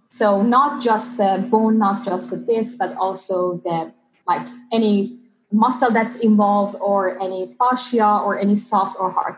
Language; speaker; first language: English; non-native, fluent; Persian